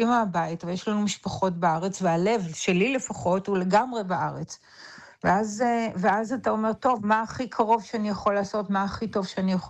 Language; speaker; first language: Hebrew; native; Hebrew